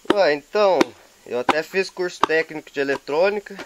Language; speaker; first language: Portuguese; native; Portuguese